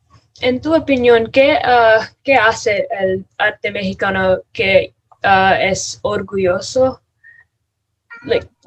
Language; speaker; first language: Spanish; non-native, learner; English